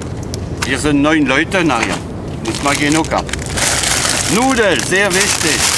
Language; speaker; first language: German; non-native, fluent; French